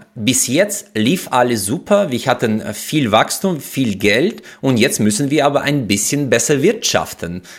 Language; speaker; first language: German; non-native, fluent; Russian